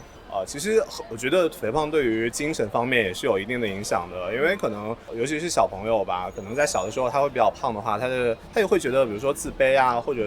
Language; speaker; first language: Chinese; native; Chinese